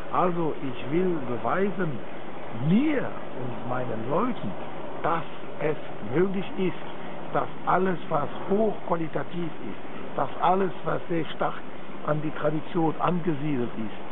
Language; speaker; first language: German; non-native, local second language; French